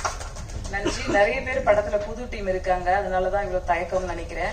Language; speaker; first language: Tamil; native; Tamil